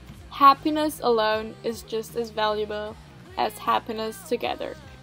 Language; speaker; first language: English; non-native, fluent; German